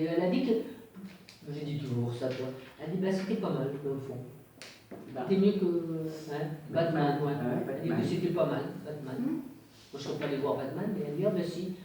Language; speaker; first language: French; native; French